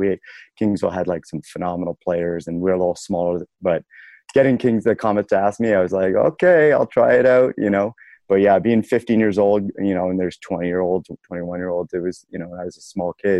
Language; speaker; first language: English; native; English